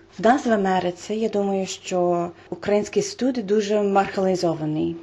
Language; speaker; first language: Ukrainian; non-native, fluent; English